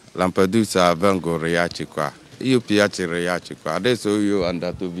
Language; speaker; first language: Italian; non-native, learner; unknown